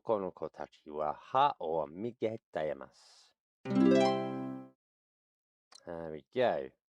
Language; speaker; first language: Japanese; non-native, learner; English